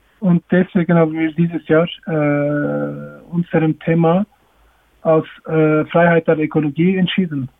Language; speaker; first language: German; non-native, learner; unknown